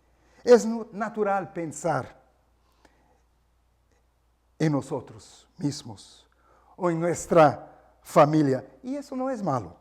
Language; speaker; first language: Spanish; non-native, fluent; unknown